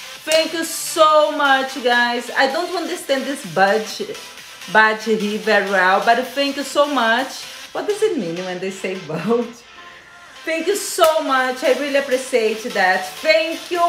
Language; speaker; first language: English; non-native, fluent; Portuguese